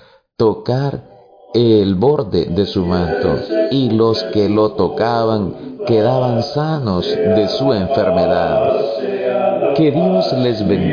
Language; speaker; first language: Spanish; native; Spanish